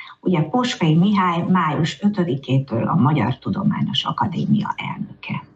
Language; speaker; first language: Hungarian; native; Hungarian